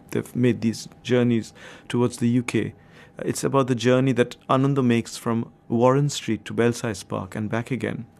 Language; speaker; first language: English; non-native, local second language; Bangla